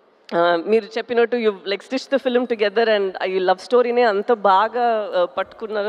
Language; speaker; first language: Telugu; non-native, fluent; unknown